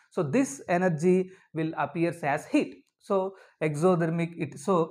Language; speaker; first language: English; non-native, local second language; Telugu